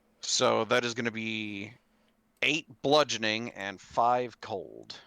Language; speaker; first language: English; native; English